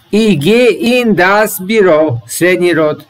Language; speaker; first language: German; non-native, learner; Serbian